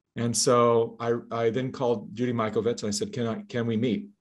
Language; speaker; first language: English; native; English